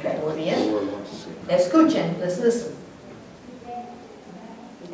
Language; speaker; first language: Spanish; non-native, fluent; English